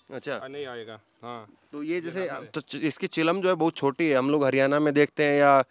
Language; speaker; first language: Hindi; native; Hindi